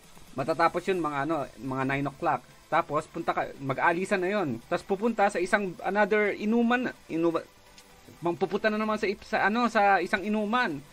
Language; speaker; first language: Filipino; native; Filipino